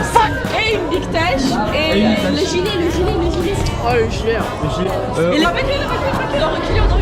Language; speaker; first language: French; native; French